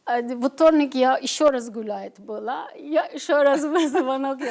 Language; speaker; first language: Russian; non-native, learner; Turkish